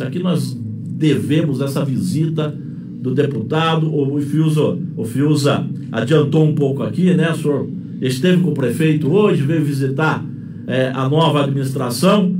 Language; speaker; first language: Portuguese; native; Portuguese